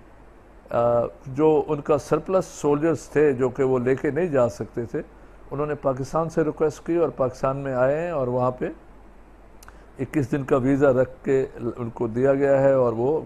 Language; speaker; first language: Urdu; non-native, local second language; Sindhi